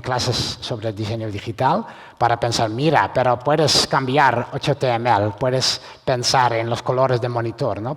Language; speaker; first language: Spanish; non-native, fluent; Dutch